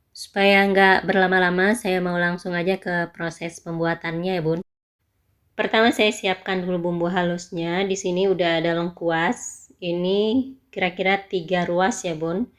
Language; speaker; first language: Indonesian; non-native, local second language; Minangkabau